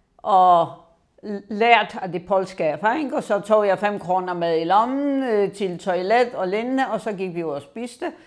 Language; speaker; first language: Danish; non-native, fluent; Polish